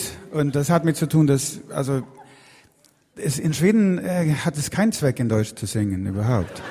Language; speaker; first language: German; non-native, learner; Swedish